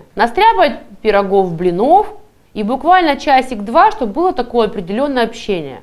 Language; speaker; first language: Russian; native; Russian